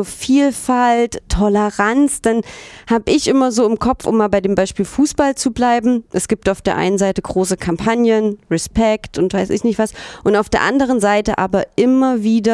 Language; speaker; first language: German; native; German